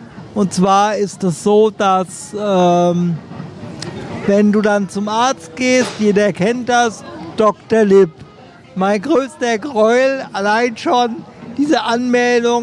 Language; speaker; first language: German; native; German